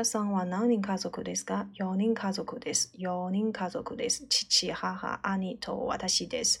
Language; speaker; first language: Japanese; non-native, learner; Chinese